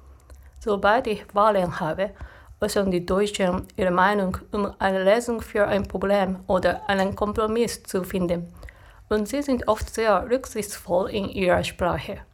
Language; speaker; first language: German; non-native, fluent; Japanese